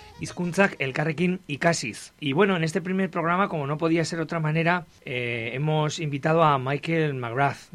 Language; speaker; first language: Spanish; native; Spanish